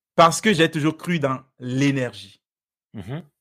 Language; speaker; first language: French; non-native, local second language; Fon